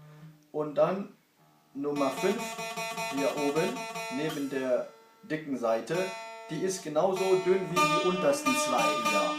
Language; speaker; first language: German; early bilingual, other home language; Kurdish